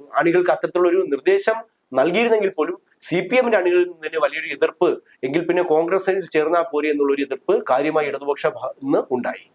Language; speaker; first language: Malayalam; native; Malayalam